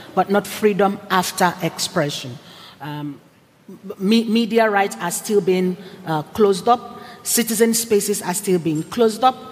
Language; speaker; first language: English; non-native, local second language; Igbo